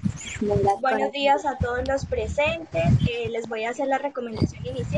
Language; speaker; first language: Spanish; native; Spanish